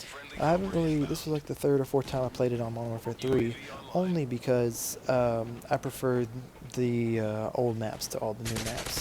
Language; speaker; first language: English; native; English